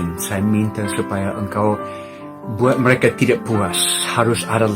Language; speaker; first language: Indonesian; non-native, fluent; English